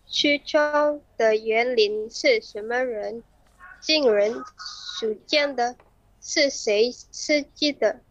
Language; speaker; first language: Chinese; non-native, learner; Indonesian